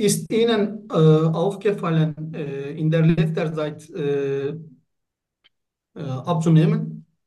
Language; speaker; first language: German; non-native, learner; Turkish